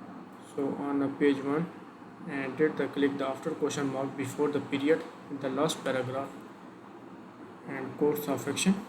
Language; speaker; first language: English; non-native, learner; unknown